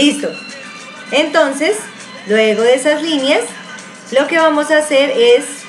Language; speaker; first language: Spanish; native; Spanish